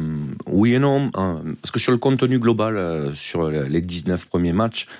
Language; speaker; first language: French; native; French